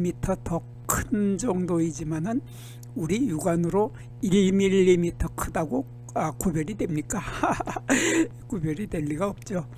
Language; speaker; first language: Korean; native; Korean